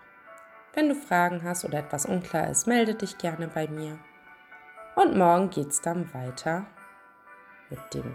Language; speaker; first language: German; native; German